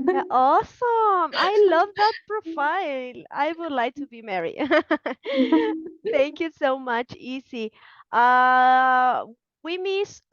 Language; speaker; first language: English; non-native, fluent; Spanish